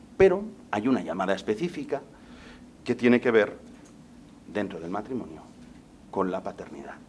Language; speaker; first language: Spanish; native; Spanish